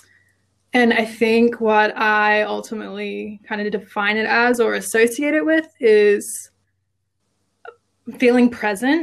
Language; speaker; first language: English; native; English